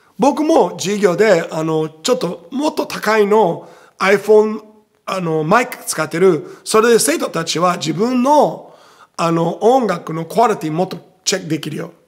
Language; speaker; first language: Japanese; non-native, fluent; Portuguese